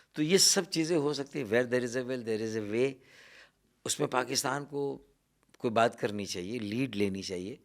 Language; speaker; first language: Urdu; native; Urdu